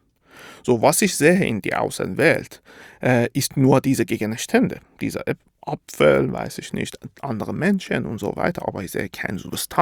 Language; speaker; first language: German; non-native, fluent; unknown